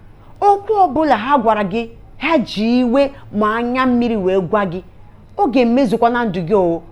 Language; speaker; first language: Igbo; native; Igbo